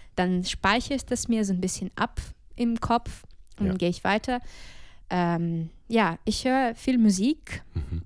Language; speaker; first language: German; non-native, fluent; Ukrainian